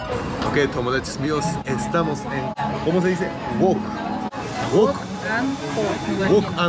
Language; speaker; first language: Spanish; non-native, learner; Japanese